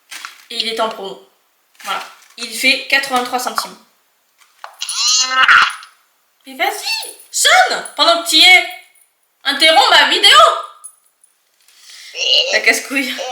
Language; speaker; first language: French; native; French